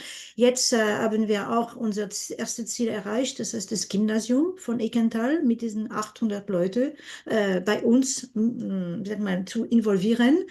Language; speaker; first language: German; non-native, fluent; French